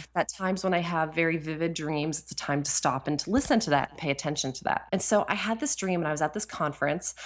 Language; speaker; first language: English; native; English